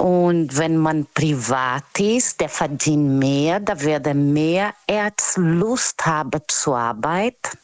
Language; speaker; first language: German; non-native, learner; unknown